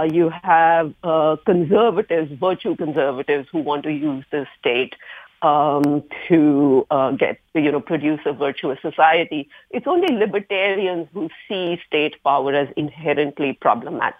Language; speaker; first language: English; non-native, local second language; Hindi